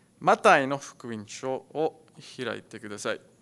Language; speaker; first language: Japanese; non-native, learner; Afrikaans